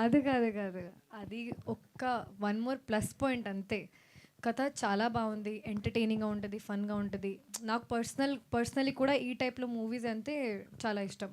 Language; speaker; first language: Telugu; non-native, fluent; Hindi